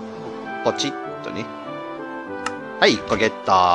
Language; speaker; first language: Japanese; native; Japanese